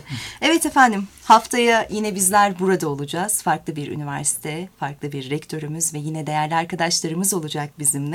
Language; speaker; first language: Turkish; native; Turkish